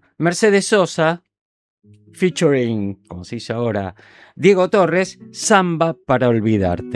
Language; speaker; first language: Spanish; native; Spanish